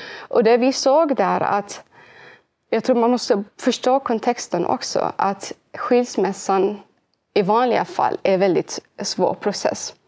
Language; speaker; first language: Swedish; early bilingual, other home language; Arabic